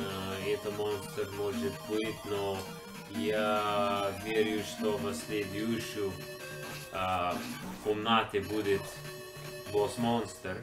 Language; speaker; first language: Russian; non-native, learner; English